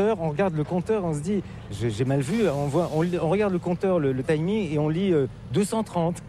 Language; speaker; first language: French; native; French